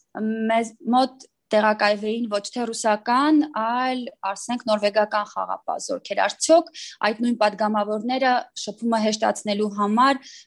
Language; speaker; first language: Armenian; native; Armenian